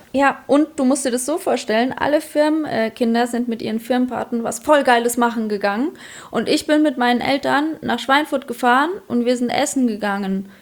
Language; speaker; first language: German; early bilingual, other home language; Polish